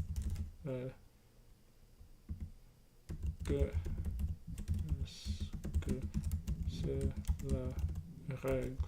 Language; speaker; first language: French; non-native, learner; English